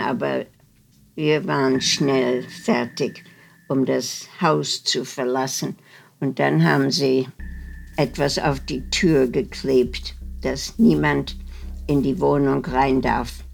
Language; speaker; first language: German; non-native, fluent; Dutch